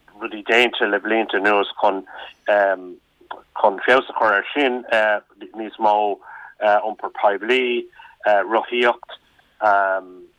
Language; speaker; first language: Irish; non-native, local second language; English